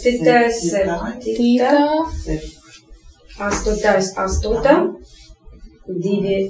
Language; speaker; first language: Latvian; non-native, learner; Russian